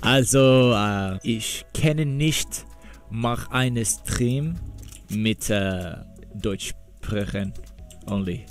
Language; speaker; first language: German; non-native, learner; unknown